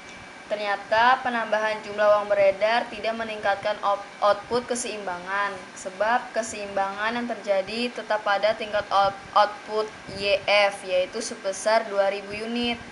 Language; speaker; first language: Indonesian; native; Indonesian